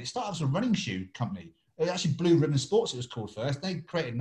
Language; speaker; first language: English; native; English